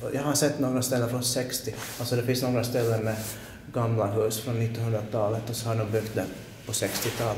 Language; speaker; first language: Swedish; non-native, local second language; Finnish